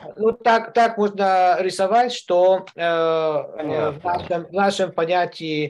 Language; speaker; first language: Russian; non-native, learner; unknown